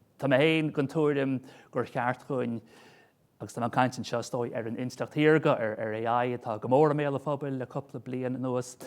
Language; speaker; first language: Irish; native; Irish